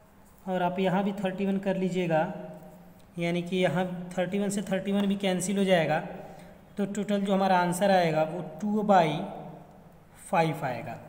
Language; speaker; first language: Hindi; native; Hindi